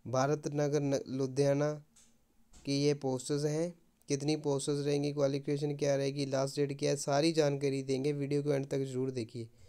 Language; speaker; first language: Hindi; non-native, local second language; Punjabi